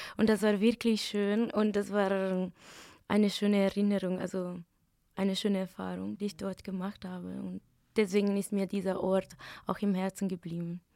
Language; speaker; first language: German; non-native, fluent; Italian